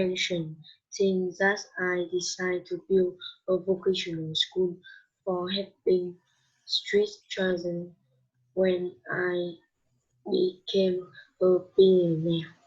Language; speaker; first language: English; non-native, learner; Vietnamese